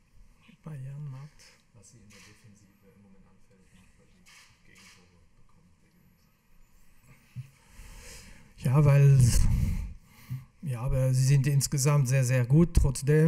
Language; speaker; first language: German; non-native, local second language; French